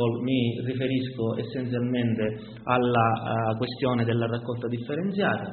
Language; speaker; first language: Italian; native; Italian